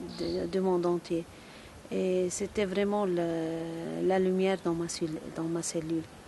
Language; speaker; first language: French; non-native, local second language; Arabic